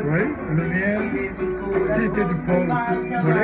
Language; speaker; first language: French; non-native, fluent; Bulgarian